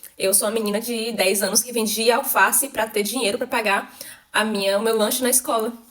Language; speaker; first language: Portuguese; native; Portuguese